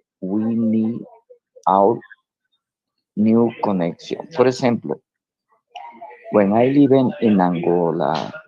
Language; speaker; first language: English; non-native, learner; Spanish